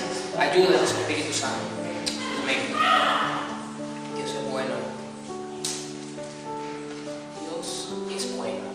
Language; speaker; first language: Spanish; native; Spanish